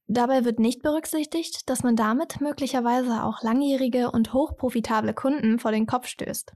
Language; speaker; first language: German; native; German